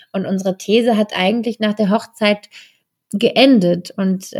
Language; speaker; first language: German; native; German